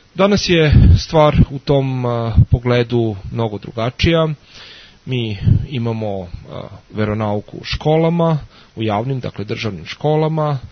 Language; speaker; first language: Serbian; native; Serbian